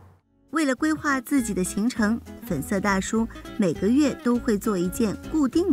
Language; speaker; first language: Chinese; native; Chinese